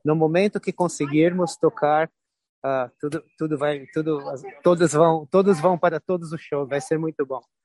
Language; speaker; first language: Portuguese; non-native, fluent; English